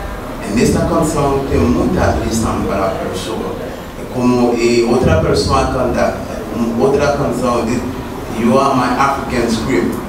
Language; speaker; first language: Portuguese; non-native, learner; Haitian Creole